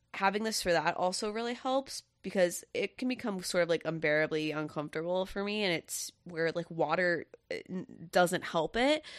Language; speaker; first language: English; native; English